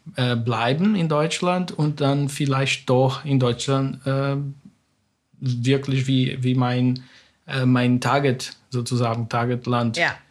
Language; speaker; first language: German; non-native, fluent; Portuguese